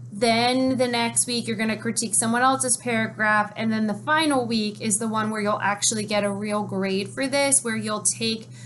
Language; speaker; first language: English; native; English